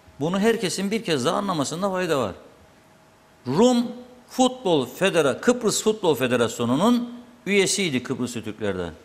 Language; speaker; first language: Turkish; native; Turkish